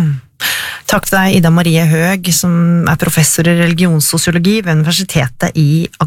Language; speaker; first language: Norwegian; native; Norwegian